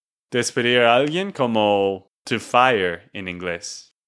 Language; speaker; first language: Spanish; non-native, fluent; English